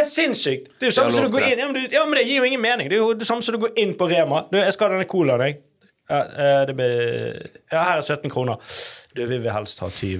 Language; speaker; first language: Norwegian; native; Norwegian